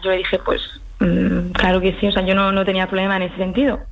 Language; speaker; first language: Spanish; early bilingual, heritage; French